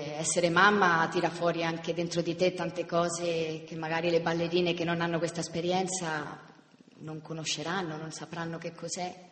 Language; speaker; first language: Italian; non-native, fluent; Spanish